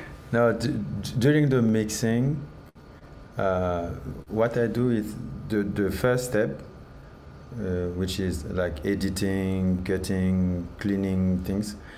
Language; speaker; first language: English; non-native, learner; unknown